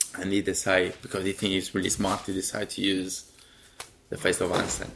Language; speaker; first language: English; non-native, fluent; Italian